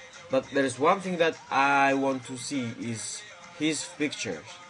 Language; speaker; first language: English; non-native, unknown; Chinese